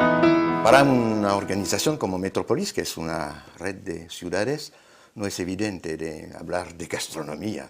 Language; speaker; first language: Spanish; non-native, fluent; French